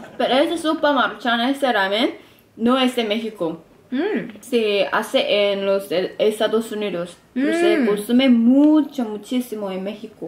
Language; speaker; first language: Spanish; non-native, fluent; Korean